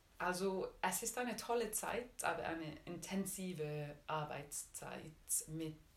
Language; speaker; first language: German; non-native, learner; Czech